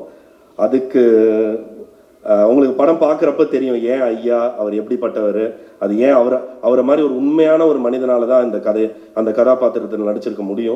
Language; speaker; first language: Tamil; native; Tamil